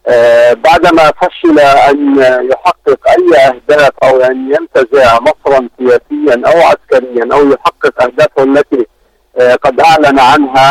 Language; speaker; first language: Arabic; native; Arabic